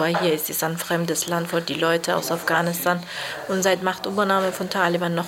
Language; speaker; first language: German; non-native, fluent; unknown